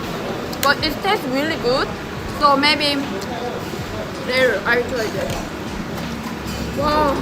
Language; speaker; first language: English; non-native, learner; Japanese